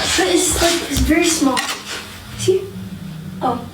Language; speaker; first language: English; non-native, learner; Amharic